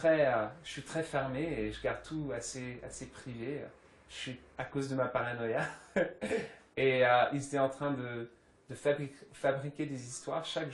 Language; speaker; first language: French; early bilingual, other home language; English